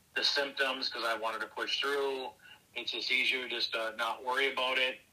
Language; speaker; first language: English; native; English